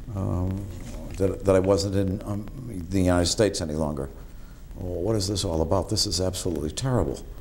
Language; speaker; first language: English; native; English